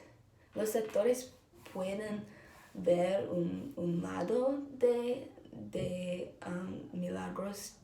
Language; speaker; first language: Spanish; non-native, learner; English